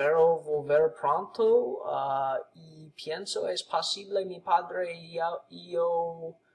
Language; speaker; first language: Spanish; non-native, learner; English